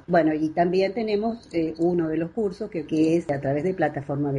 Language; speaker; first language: Spanish; native; Spanish